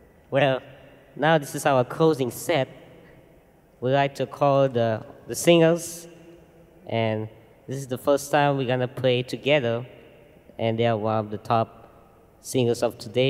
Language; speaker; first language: English; early bilingual, other home language; Indonesian